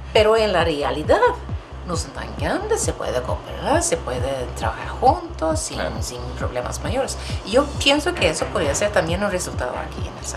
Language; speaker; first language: Spanish; non-native, fluent; Swedish